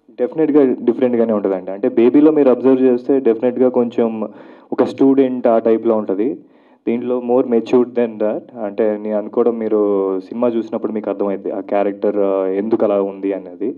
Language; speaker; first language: Telugu; native; Telugu